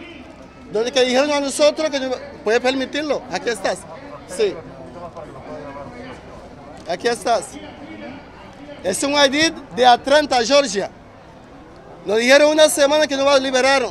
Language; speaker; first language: Spanish; non-native, fluent; Haitian Creole